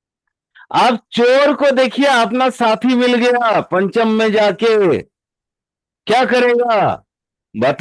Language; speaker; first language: Hindi; native; Hindi